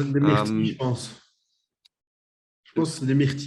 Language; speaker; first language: French; native; French